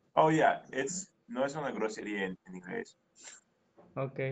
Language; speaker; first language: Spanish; non-native, fluent; English